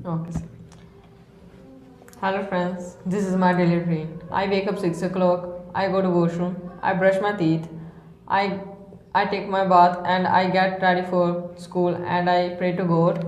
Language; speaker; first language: English; non-native, learner; Hindi